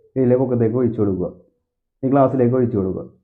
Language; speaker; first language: Malayalam; native; Malayalam